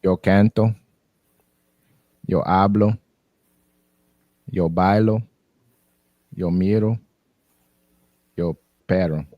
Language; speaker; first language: Spanish; non-native, learner; English